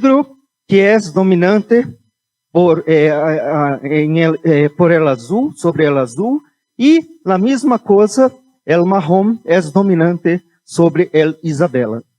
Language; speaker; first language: Spanish; non-native, fluent; Portuguese